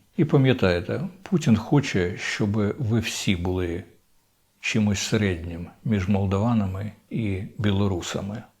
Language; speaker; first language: Ukrainian; native; Ukrainian